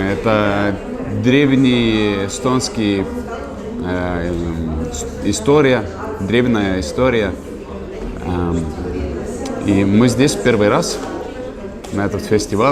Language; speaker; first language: Russian; non-native, fluent; Estonian